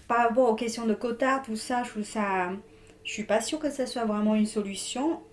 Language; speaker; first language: French; non-native, fluent; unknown